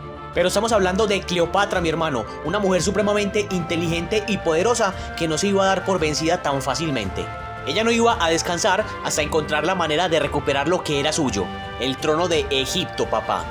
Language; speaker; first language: Spanish; native; Spanish